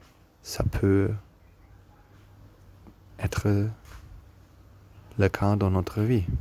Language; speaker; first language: French; non-native, learner; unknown